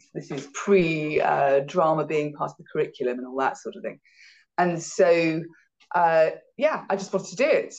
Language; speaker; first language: English; native; English